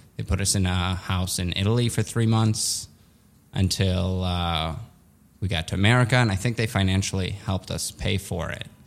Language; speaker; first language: English; early bilingual, other home language; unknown